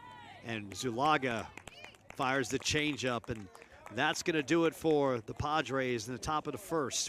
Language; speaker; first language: English; native; English